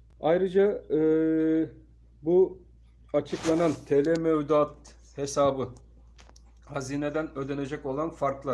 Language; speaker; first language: Turkish; native; Turkish